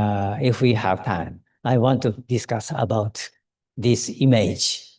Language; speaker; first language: English; non-native, learner; Japanese